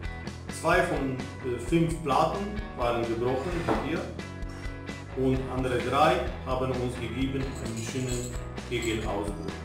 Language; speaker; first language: German; non-native, learner; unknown